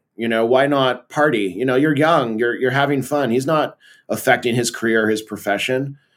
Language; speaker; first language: English; early bilingual, other home language; Portuguese